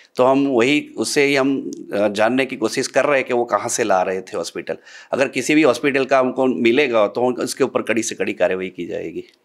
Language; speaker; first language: Hindi; non-native, local second language; Gujarati